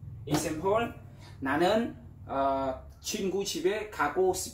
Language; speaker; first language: Korean; non-native, fluent; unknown